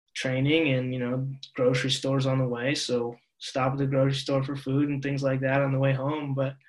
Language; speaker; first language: English; native; English